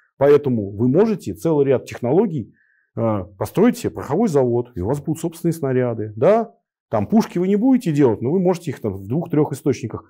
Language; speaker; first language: Russian; native; Russian